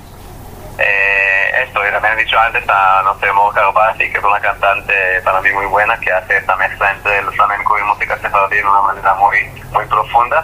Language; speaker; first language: Spanish; non-native, fluent; Hebrew